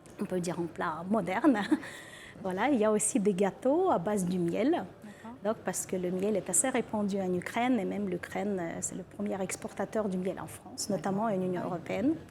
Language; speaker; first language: French; non-native, fluent; Ukrainian